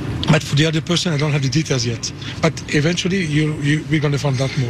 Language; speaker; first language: English; non-native, fluent; French